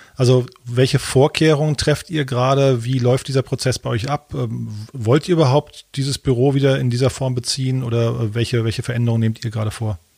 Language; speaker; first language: German; native; German